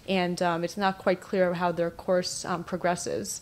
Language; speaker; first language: English; native; English